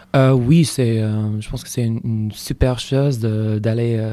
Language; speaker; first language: French; non-native, fluent; English